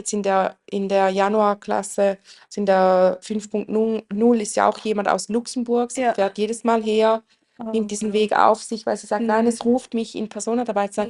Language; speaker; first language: German; native; German